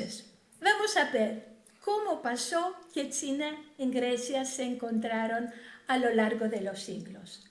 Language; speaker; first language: Spanish; non-native, fluent; Greek